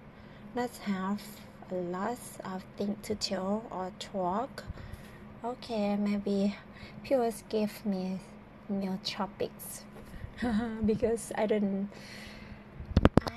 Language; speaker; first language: English; non-native, learner; Thai